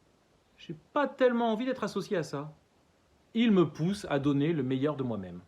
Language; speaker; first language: French; native; French